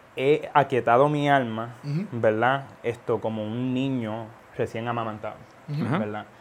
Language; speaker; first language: Spanish; early bilingual, heritage; Spanish